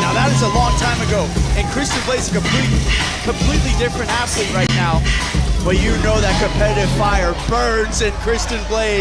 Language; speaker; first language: English; native; English